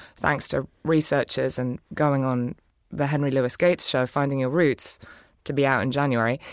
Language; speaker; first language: English; native; English